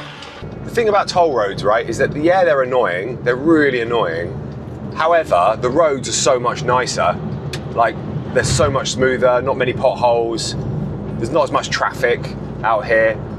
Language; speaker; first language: English; native; English